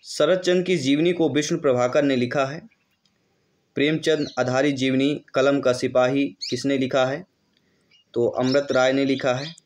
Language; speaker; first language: Hindi; native; Hindi